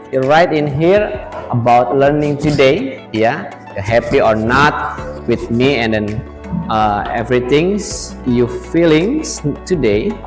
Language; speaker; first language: English; non-native, learner; Indonesian